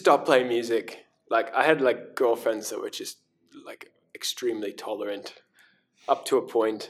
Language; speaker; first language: English; native; English